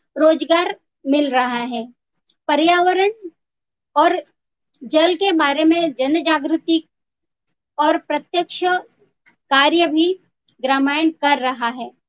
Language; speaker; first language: Hindi; non-native, local second language; Marathi